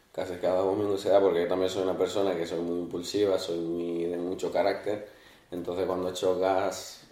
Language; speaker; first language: Spanish; early bilingual, other home language; Arabic